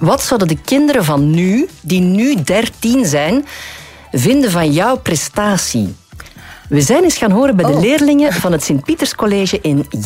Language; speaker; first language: Dutch; native; Dutch